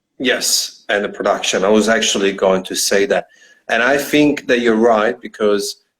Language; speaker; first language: English; non-native, fluent; Italian